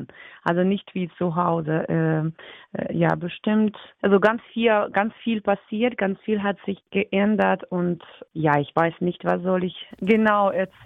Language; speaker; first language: German; non-native, learner; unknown